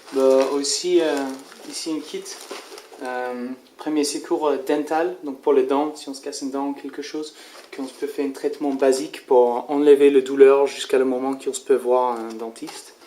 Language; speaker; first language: French; non-native, learner; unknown